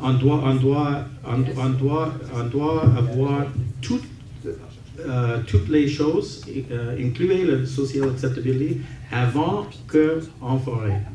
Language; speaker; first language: French; non-native, learner; English